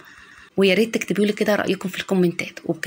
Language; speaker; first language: Arabic; native; Arabic